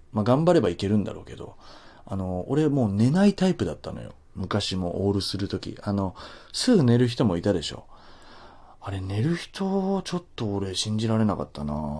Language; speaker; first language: Japanese; native; Japanese